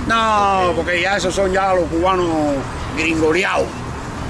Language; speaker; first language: Spanish; native; Spanish